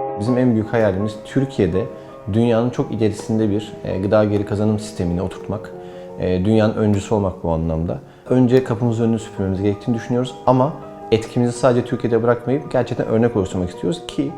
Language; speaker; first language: Turkish; native; Turkish